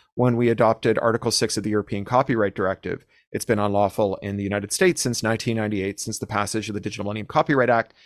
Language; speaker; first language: English; native; English